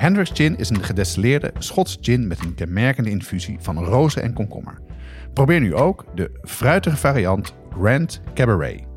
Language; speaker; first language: Dutch; native; Dutch